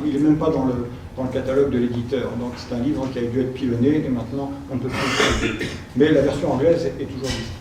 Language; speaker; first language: French; native; French